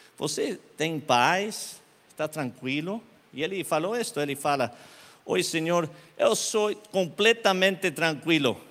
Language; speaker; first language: Portuguese; non-native, learner; Spanish